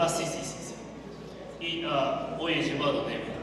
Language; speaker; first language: Spanish; non-native, learner; Japanese